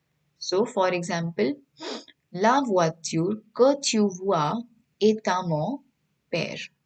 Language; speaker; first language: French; non-native, fluent; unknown